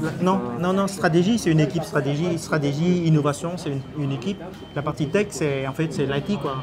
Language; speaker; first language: French; non-native, fluent; Vietnamese